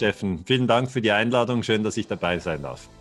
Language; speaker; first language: German; native; German